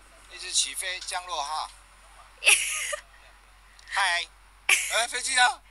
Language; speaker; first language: Chinese; native; Chinese